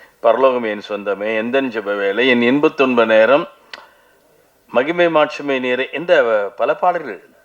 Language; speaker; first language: Tamil; native; Tamil